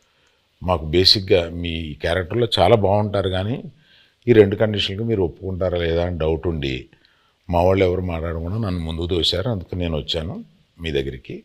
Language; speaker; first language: Telugu; native; Telugu